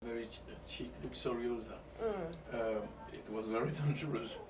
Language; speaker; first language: English; non-native, fluent; French